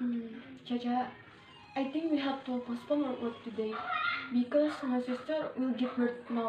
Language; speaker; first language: English; non-native, learner; Indonesian